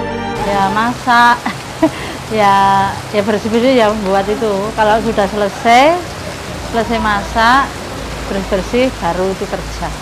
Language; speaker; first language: Indonesian; non-native, local second language; Javanese